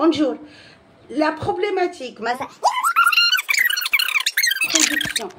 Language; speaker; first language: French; non-native, local second language; Arabic